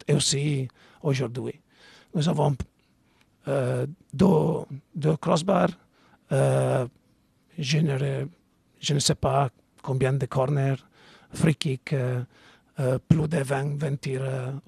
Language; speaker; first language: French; non-native, fluent; Italian